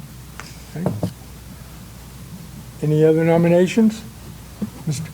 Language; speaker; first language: English; native; English